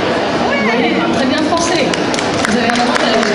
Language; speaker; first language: French; native; French